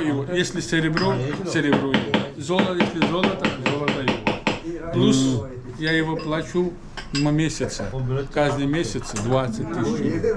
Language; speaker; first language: Russian; non-native, learner; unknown